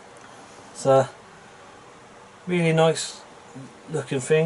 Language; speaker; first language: English; native; English